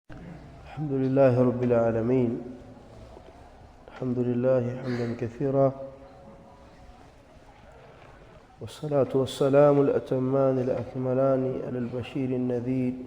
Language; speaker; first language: Arabic; non-native, fluent; Swahili